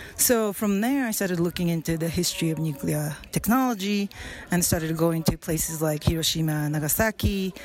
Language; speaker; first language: English; non-native, fluent; Japanese